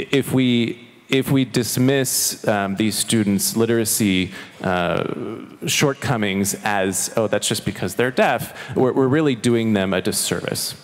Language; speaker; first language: English; non-native, fluent; Chinese